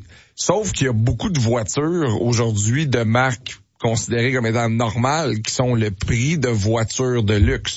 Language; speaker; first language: French; native; French